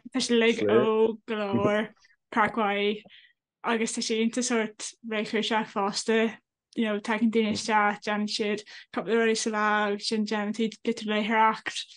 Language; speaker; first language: Irish; non-native, local second language; English